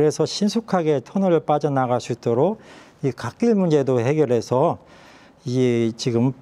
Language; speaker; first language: Korean; native; Korean